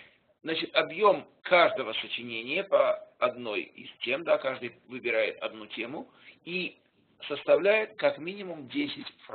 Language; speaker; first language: Russian; native; Russian